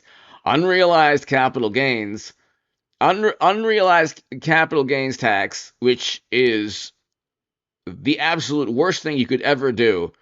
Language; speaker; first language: English; native; English